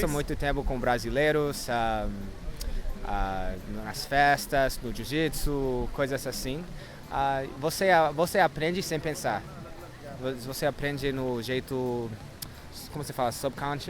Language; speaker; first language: Portuguese; non-native, learner; English